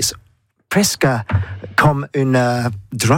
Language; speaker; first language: French; non-native, learner; English